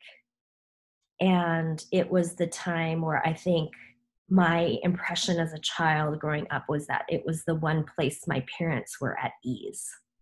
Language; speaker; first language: English; early bilingual, other home language; Korean